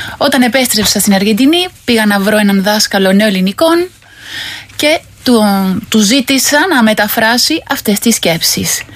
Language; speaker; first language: Greek; non-native, fluent; Spanish